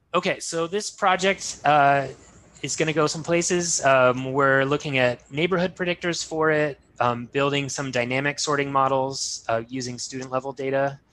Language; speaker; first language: English; native; English